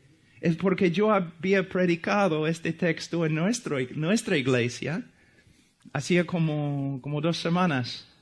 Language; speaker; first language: Spanish; non-native, fluent; English